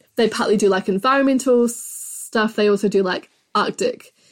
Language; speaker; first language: English; native; English